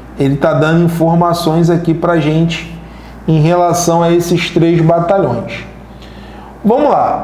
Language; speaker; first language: Portuguese; native; Portuguese